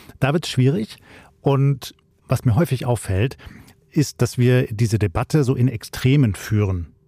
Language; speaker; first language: German; native; German